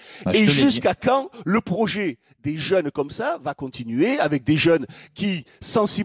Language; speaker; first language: French; native; French